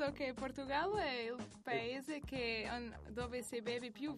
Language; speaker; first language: Italian; non-native, learner; Portuguese